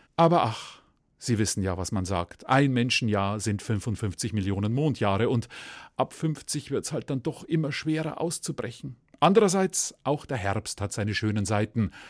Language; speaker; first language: German; native; German